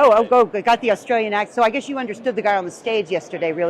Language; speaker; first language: English; native; English